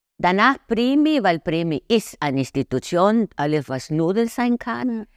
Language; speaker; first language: German; non-native, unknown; Spanish